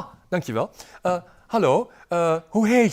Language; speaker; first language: Dutch; native; Dutch